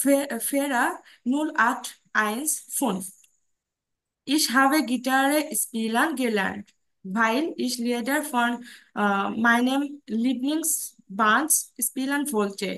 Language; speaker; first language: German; non-native, learner; Bangla